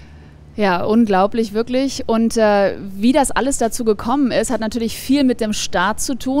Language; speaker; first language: German; native; German